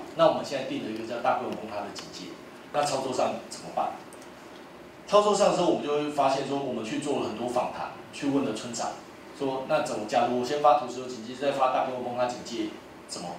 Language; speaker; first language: Chinese; native; Chinese